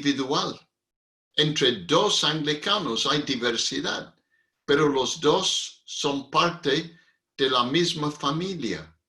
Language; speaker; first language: Spanish; non-native, fluent; English